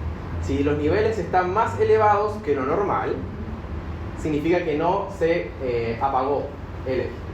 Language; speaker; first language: Spanish; native; Spanish